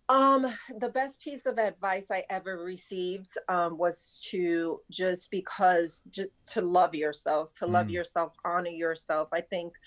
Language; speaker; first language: English; native; English